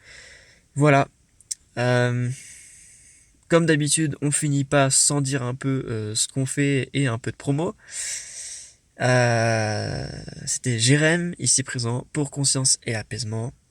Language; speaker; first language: French; native; French